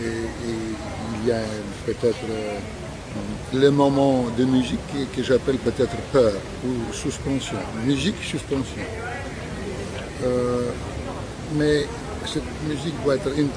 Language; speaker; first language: French; non-native, fluent; Russian